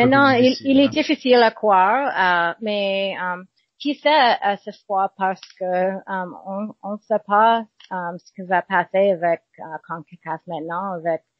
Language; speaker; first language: French; non-native, learner; English